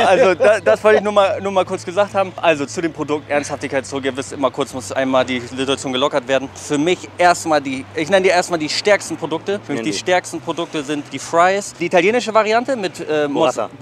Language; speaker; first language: German; native; German